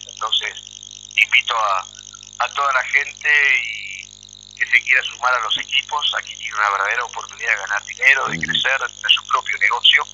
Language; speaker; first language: Spanish; native; Spanish